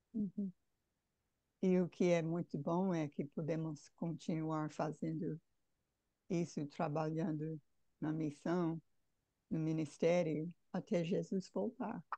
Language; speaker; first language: Portuguese; non-native, fluent; English